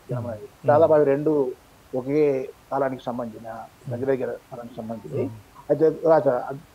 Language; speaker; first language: Telugu; native; Telugu